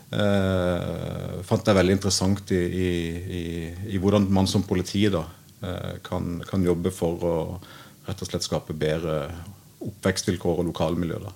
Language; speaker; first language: Norwegian; native; Norwegian